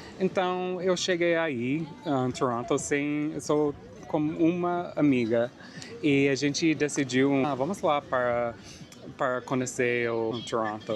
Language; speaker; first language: Portuguese; non-native, fluent; English